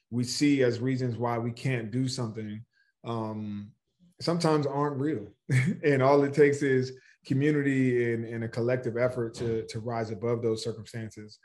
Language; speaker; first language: English; native; English